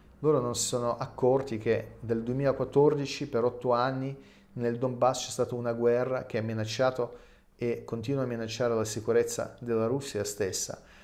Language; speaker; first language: Italian; non-native, fluent; Russian